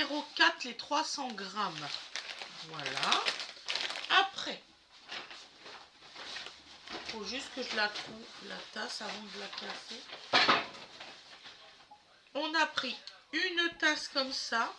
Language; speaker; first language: French; native; French